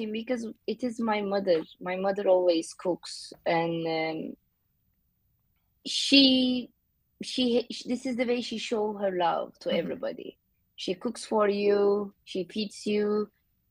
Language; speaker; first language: English; non-native, fluent; Turkish